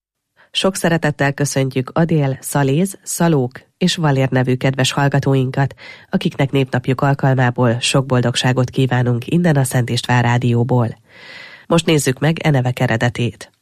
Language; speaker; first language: Hungarian; native; Hungarian